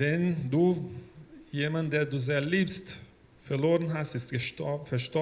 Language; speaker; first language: German; non-native, fluent; Portuguese